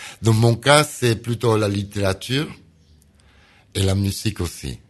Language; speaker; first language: French; non-native, fluent; Spanish